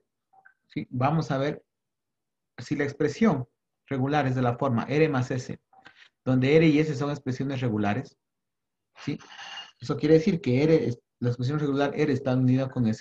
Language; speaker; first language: Spanish; native; Spanish